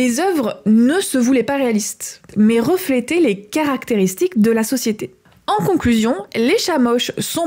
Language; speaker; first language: French; native; French